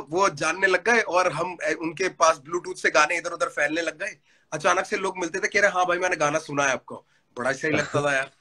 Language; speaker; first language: Hindi; native; Hindi